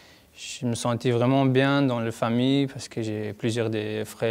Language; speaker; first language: French; non-native, learner; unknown